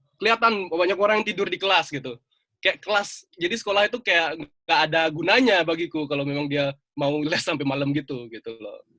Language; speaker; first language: Indonesian; native; Indonesian